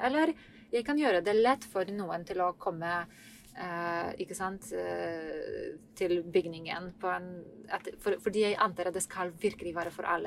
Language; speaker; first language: Norwegian; non-native, fluent; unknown